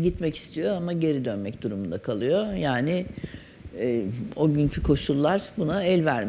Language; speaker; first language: Turkish; native; Turkish